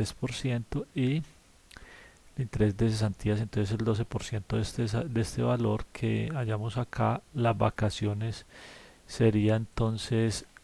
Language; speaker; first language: Spanish; native; Spanish